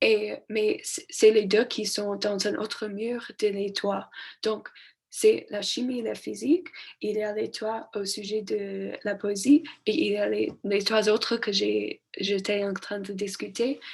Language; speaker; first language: French; non-native, learner; English